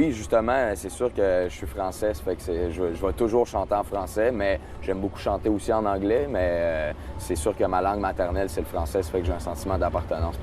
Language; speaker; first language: French; native; French